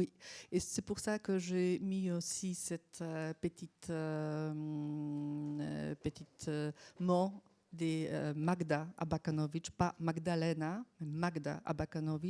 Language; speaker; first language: French; non-native, fluent; Polish